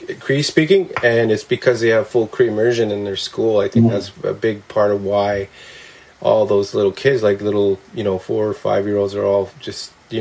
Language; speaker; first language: English; non-native, local second language; Cree